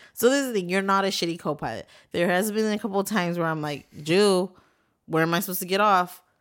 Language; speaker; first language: English; native; English